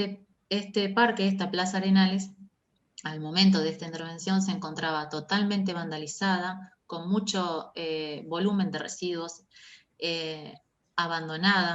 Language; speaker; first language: Spanish; native; Spanish